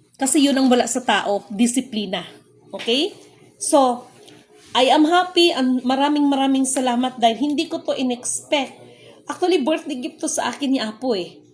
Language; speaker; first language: Filipino; non-native, local second language; Cebuano